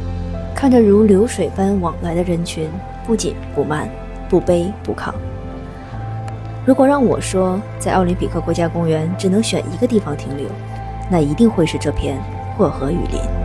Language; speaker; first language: Chinese; native; Chinese